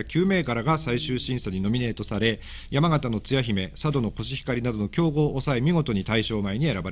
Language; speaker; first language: Japanese; native; Japanese